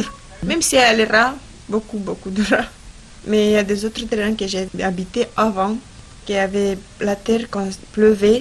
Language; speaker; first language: French; non-native, fluent; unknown